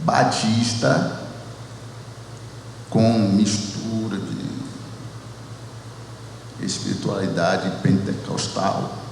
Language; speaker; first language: Portuguese; non-native, fluent; English